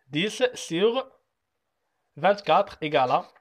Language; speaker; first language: French; non-native, local second language; Arabic